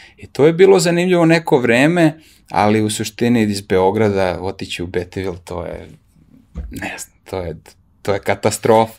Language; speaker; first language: Serbian; native; Serbian